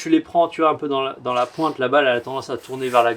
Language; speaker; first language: French; native; French